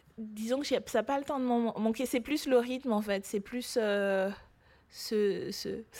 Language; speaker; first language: French; early bilingual, other home language; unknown